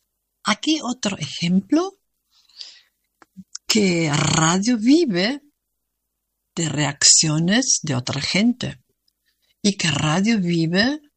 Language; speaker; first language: Spanish; non-native, learner; German